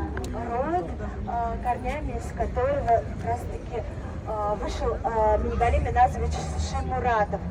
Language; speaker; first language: Russian; native; Russian